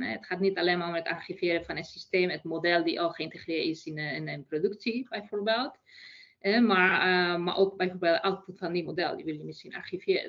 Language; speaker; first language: Dutch; non-native, fluent; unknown